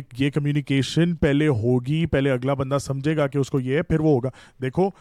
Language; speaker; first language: Urdu; native; Urdu